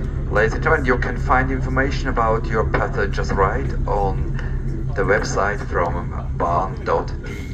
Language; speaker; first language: English; non-native, fluent; German